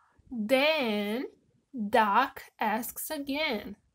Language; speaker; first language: English; non-native, fluent; Romanian